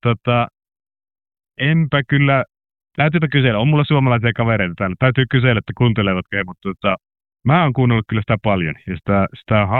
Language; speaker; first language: Finnish; native; Finnish